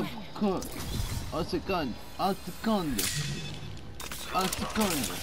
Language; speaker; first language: French; non-native, learner; Japanese